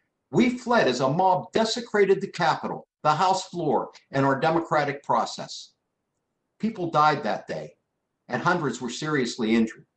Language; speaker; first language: English; native; English